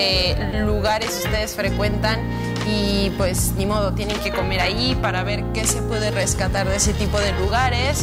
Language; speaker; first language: Spanish; native; Spanish